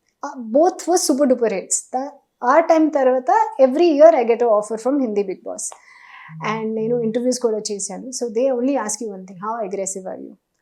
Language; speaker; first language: Telugu; non-native, local second language; Hindi